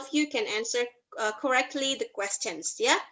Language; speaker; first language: English; non-native, fluent; Indonesian